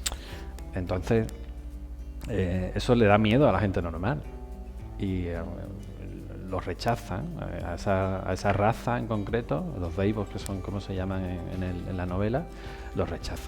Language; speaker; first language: Spanish; native; Spanish